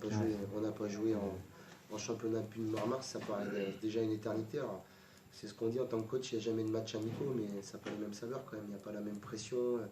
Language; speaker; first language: French; native; French